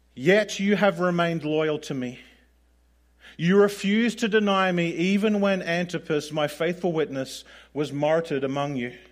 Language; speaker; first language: English; native; English